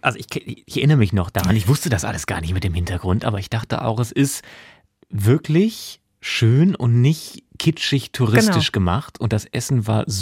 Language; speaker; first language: German; native; German